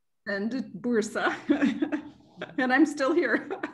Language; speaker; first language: English; native; English